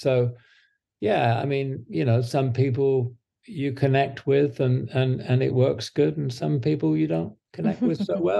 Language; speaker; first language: English; native; English